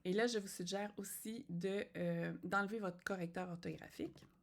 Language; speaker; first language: French; native; French